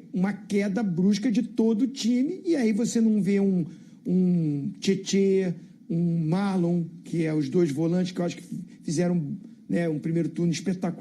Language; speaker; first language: Portuguese; native; Portuguese